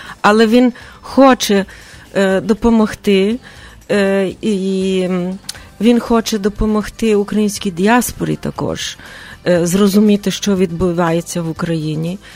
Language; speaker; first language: Ukrainian; early bilingual, heritage; Ukrainian